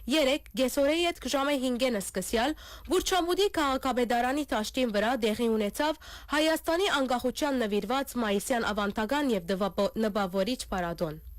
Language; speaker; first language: Armenian; early bilingual, heritage; Armenian